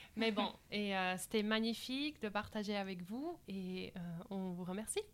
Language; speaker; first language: French; non-native, fluent; Spanish